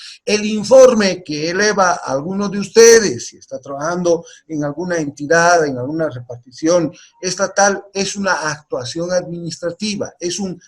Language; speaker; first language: Spanish; native; Spanish